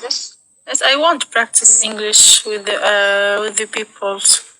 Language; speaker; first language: English; non-native, learner; Arabic